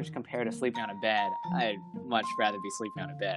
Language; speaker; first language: English; native; English